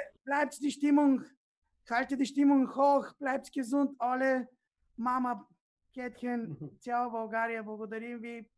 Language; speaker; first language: German; non-native, fluent; Bulgarian